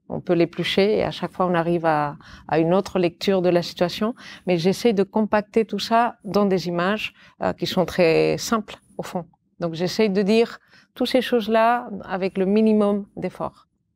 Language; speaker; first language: French; non-native, fluent; Catalan